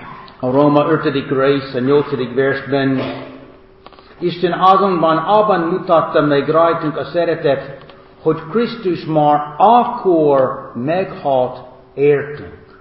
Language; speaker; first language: Hungarian; non-native, fluent; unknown